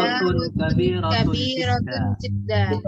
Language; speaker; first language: Arabic; non-native, learner; Indonesian